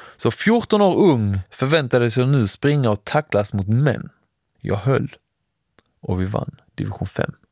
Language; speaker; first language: Swedish; early bilingual, other home language; Persian